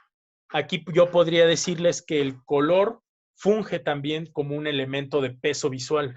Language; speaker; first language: Spanish; native; Spanish